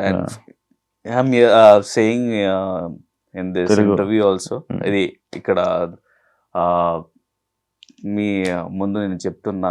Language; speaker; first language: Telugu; non-native, learner; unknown